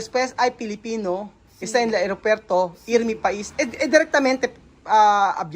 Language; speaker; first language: Spanish; non-native, learner; Filipino